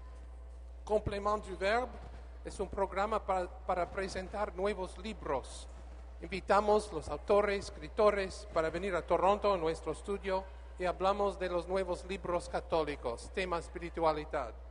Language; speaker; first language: Spanish; non-native, learner; English